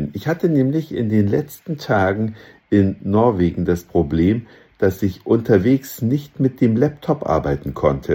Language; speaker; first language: German; native; German